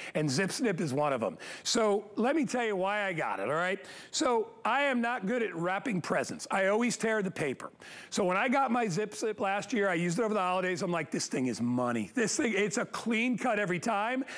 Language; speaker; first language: English; native; English